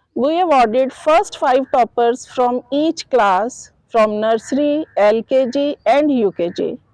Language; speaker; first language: English; non-native, local second language; Punjabi